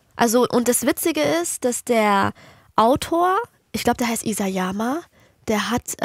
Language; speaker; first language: German; native; German